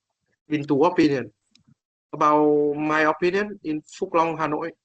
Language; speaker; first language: English; non-native, learner; Vietnamese